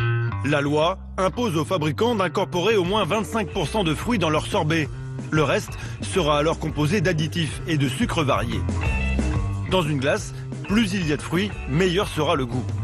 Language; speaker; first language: French; native; French